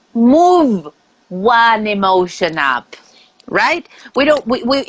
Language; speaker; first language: English; non-native, fluent; Spanish